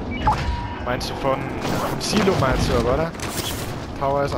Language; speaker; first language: German; native; German